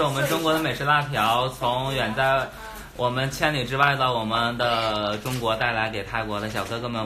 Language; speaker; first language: Chinese; native; Chinese